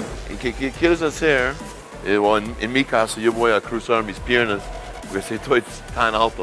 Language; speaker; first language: Spanish; non-native, learner; English